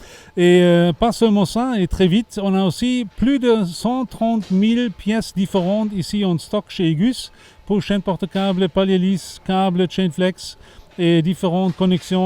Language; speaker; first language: French; non-native, fluent; German